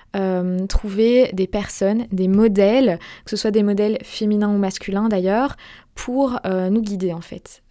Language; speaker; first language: French; native; French